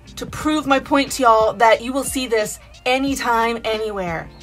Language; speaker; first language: English; native; English